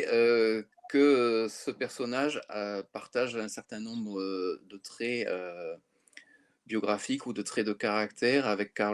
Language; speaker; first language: French; native; French